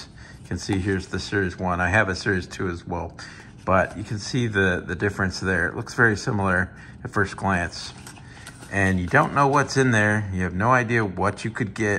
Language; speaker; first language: English; native; English